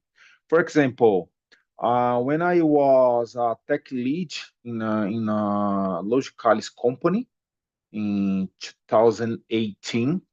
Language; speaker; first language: English; non-native, learner; Portuguese